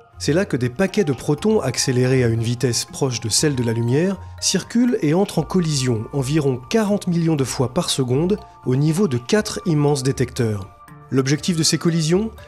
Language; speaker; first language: French; native; French